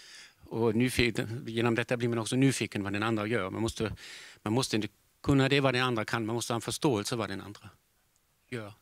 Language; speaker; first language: Swedish; non-native, fluent; German